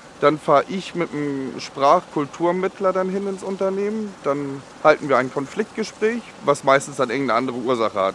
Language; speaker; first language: German; native; German